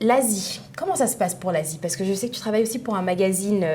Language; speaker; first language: French; native; French